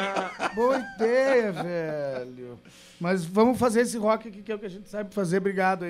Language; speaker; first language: Portuguese; native; Portuguese